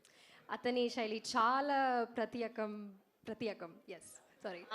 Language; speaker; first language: Telugu; non-native, learner; English